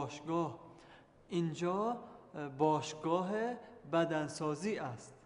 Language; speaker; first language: Persian; non-native, learner; Arabic